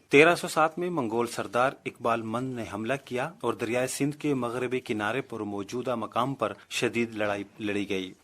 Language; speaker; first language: Urdu; non-native, local second language; Saraiki